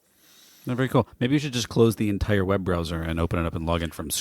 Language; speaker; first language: English; native; English